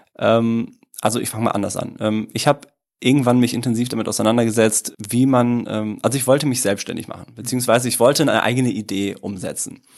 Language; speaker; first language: German; early bilingual, other home language; Italian